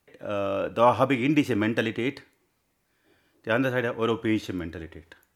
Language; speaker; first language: German; non-native, learner; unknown